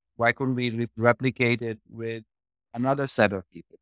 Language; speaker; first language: English; non-native, local second language; Hindi